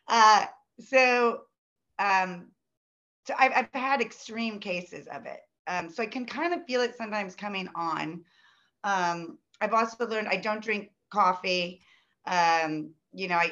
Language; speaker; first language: English; native; English